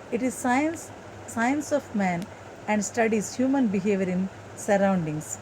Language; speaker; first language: English; non-native, local second language; Kannada